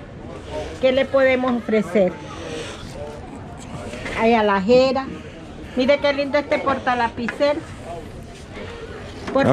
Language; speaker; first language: Spanish; native; Spanish